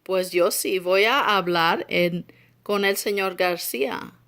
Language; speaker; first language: Spanish; non-native, learner; English